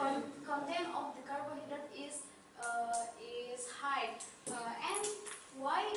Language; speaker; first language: English; non-native, learner; Indonesian